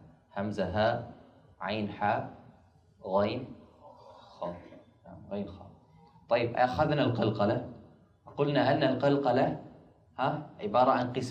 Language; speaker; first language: Arabic; native; Arabic